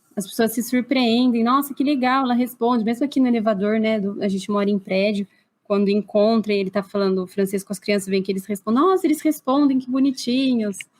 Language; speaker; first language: Portuguese; native; Portuguese